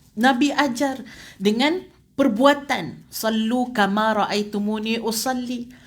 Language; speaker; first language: Malay; native; Malay